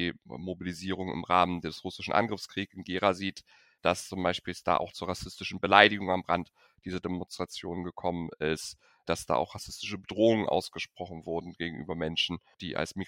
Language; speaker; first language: German; native; German